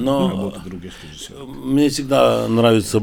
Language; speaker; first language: Russian; non-native, fluent; Romanian